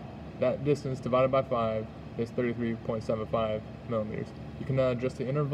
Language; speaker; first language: English; native; English